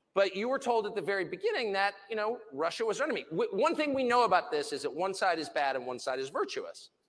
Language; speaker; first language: English; native; English